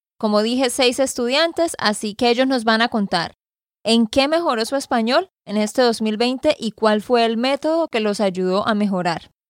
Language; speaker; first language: Spanish; native; Spanish